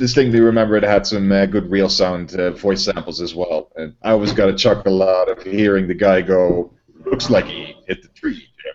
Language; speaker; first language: English; non-native, fluent; Dutch